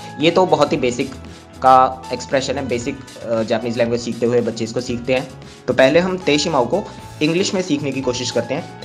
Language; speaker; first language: Hindi; native; Hindi